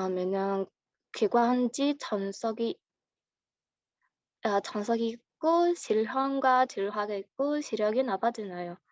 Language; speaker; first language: Korean; non-native, learner; Mongolian